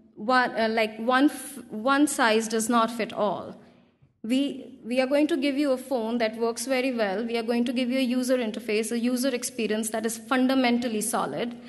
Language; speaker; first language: English; non-native, local second language; Hindi